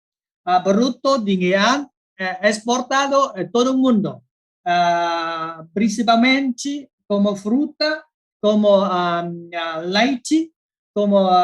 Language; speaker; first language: Spanish; non-native, learner; Vietnamese